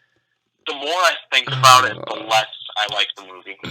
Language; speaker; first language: English; native; English